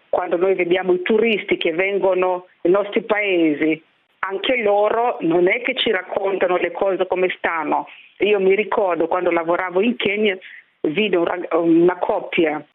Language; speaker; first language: Italian; non-native, fluent; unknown